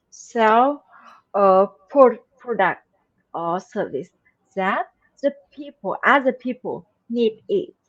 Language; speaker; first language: English; non-native, learner; Vietnamese